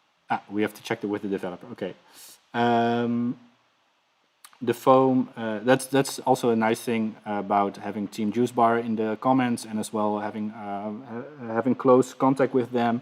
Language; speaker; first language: English; non-native, fluent; Dutch